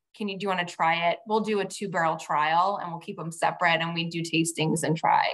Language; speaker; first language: English; native; English